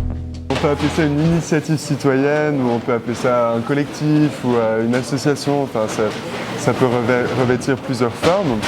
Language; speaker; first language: French; native; French